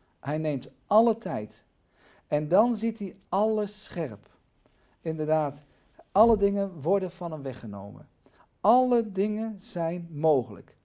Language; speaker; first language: Dutch; native; Dutch